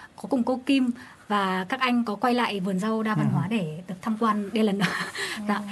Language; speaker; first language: Vietnamese; native; Vietnamese